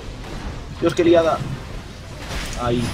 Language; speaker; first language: Spanish; native; Spanish